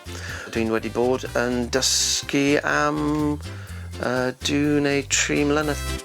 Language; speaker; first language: Welsh; non-native, learner; English